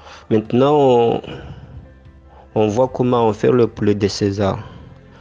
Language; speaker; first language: French; non-native, learner; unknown